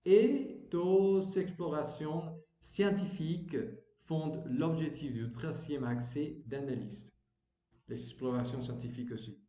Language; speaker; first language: French; non-native, learner; Spanish